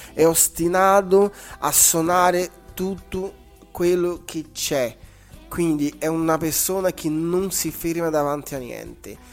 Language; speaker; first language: Italian; non-native, fluent; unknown